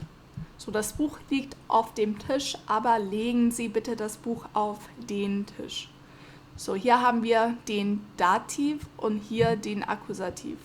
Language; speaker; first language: German; non-native, fluent; English